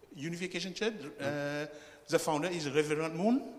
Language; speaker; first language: English; non-native, fluent; Chinese